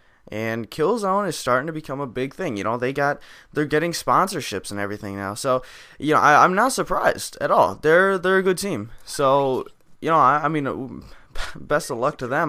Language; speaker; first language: English; native; English